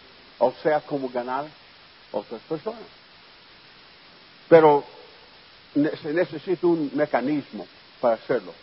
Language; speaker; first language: Spanish; non-native, fluent; English